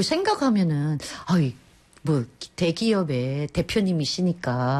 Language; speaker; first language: Korean; native; Korean